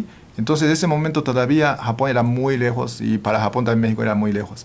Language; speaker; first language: Spanish; non-native, fluent; Japanese